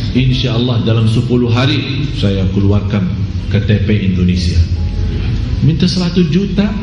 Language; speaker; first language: Malay; non-native, fluent; Arabic